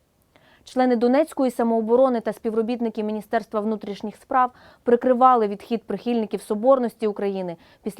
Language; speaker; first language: Ukrainian; native; Ukrainian